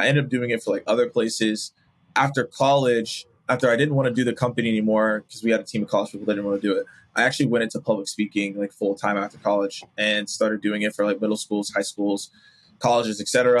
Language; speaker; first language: English; native; English